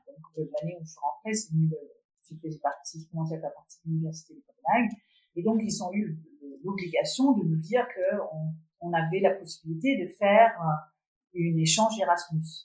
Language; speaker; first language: French; non-native, fluent; Danish